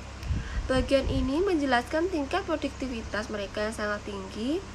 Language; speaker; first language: Indonesian; native; Indonesian